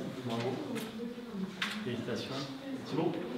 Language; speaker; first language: French; native; French